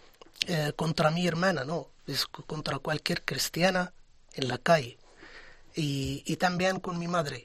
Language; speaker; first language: Spanish; non-native, fluent; Arabic